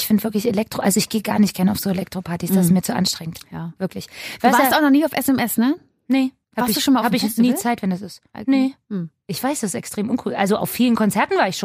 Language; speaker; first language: German; native; German